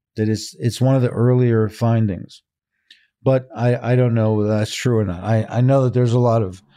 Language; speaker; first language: English; early bilingual, heritage; Hebrew